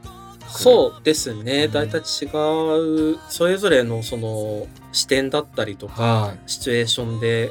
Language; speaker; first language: Japanese; native; Japanese